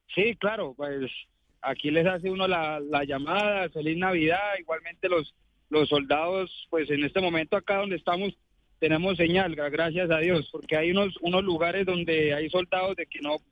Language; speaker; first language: Spanish; native; Spanish